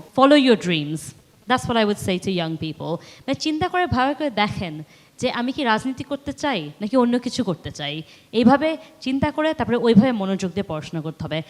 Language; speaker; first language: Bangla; early bilingual, heritage; Bangla